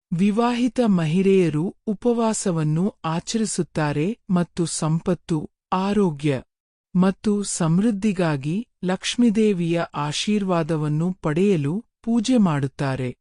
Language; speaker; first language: Kannada; native; Kannada